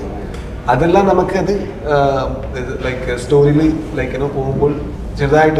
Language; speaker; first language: Malayalam; non-native, fluent; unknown